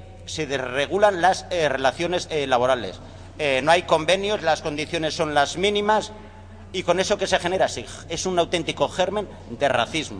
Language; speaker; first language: Spanish; native; Spanish